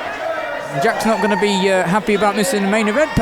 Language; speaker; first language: English; native; English